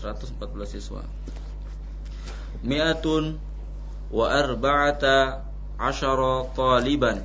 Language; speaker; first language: Arabic; non-native, learner; Indonesian